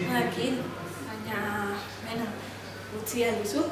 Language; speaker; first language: Basque; non-native, learner; Spanish